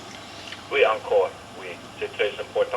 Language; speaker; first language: French; non-native, fluent; English